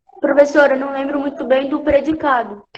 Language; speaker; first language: Portuguese; native; Portuguese